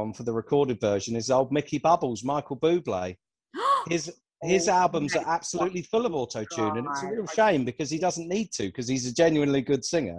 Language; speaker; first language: English; native; English